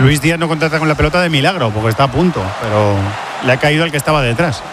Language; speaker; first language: Spanish; native; Spanish